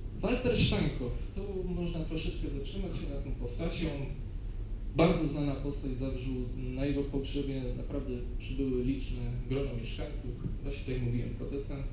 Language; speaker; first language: Polish; native; Polish